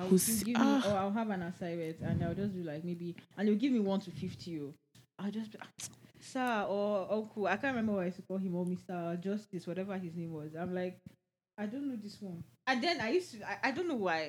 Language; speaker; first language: English; non-native, local second language; Yoruba